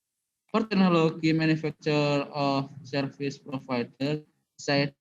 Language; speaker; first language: English; non-native, learner; Indonesian